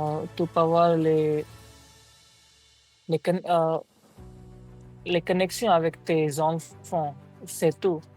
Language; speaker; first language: French; non-native, learner; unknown